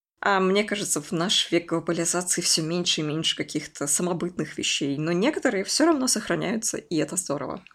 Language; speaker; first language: Russian; native; Russian